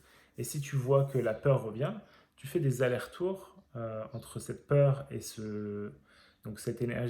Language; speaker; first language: French; native; French